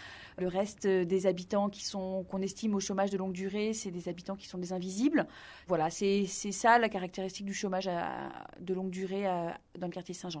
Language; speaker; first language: French; native; French